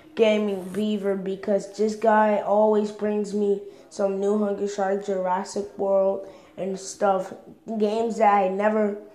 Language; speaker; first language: English; native; English